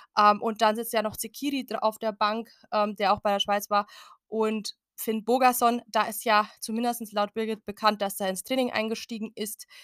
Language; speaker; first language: German; native; German